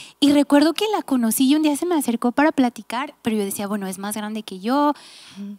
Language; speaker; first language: Spanish; native; Spanish